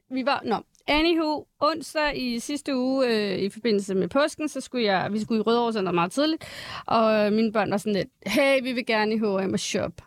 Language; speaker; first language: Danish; early bilingual, other home language; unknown